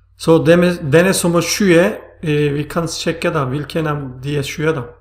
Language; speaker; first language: Swedish; non-native, fluent; Turkish